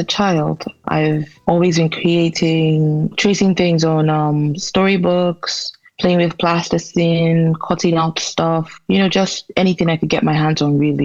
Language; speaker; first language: English; non-native, local second language; Igbo